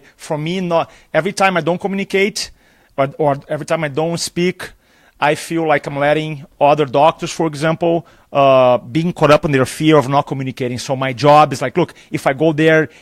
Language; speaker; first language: English; non-native, fluent; Portuguese